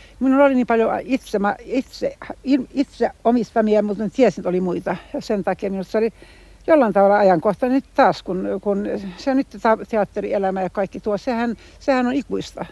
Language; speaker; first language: Finnish; non-native, local second language; Swedish